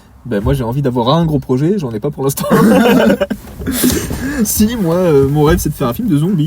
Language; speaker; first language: French; native; French